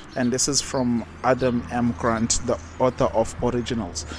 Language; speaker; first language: English; non-native, local second language; Zulu